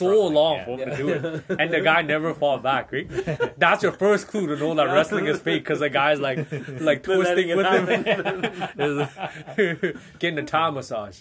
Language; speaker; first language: English; non-native, fluent; Indonesian